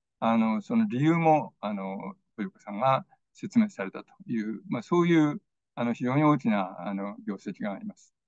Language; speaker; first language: Japanese; native; Japanese